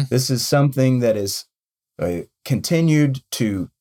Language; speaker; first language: English; native; English